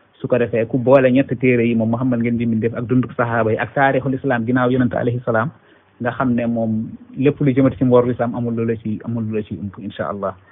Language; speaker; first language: Wolof; non-native, local second language; Fula